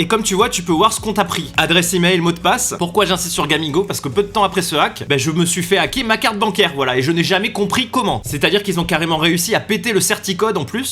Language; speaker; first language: French; native; French